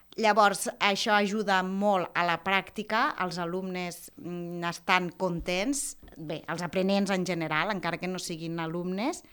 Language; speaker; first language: Catalan; native; Catalan